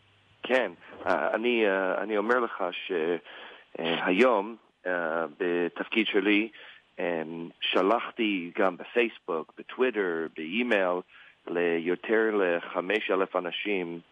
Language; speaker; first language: Hebrew; non-native, learner; English